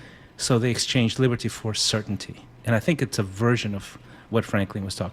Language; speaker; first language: English; non-native, fluent; Spanish